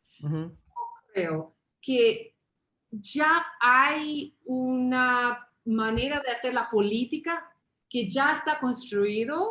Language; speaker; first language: Spanish; early bilingual, heritage; English